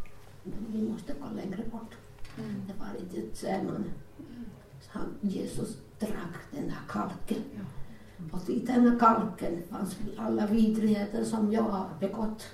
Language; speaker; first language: Swedish; non-native, learner; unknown